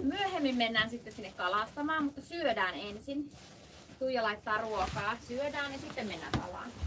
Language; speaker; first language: Finnish; native; Finnish